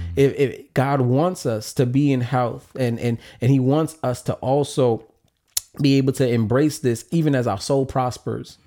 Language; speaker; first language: English; native; English